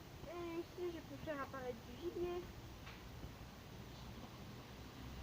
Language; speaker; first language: French; native; French